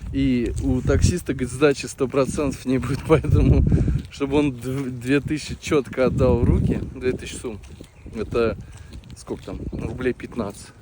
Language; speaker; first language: Russian; native; Russian